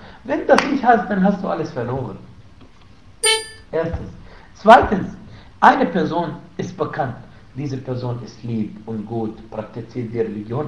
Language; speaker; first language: German; non-native, fluent; Arabic